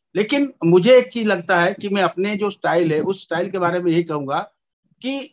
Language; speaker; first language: Hindi; native; Hindi